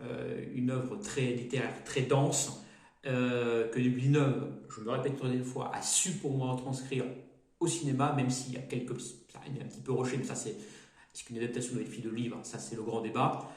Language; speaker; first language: French; native; French